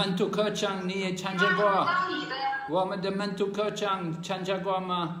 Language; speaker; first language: Chinese; non-native, fluent; English